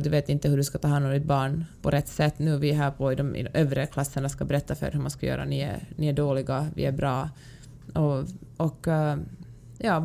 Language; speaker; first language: Swedish; native; Swedish